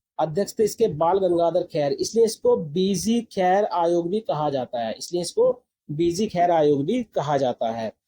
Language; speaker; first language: Hindi; native; Hindi